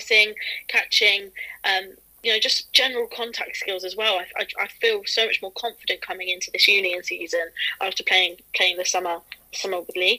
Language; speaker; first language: English; native; English